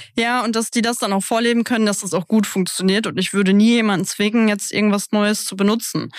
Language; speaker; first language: German; native; German